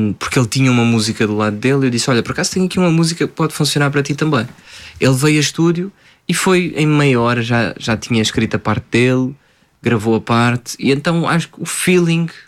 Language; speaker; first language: Portuguese; early bilingual, other home language; French